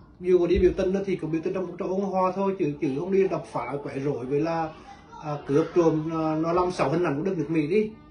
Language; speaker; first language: Vietnamese; native; Vietnamese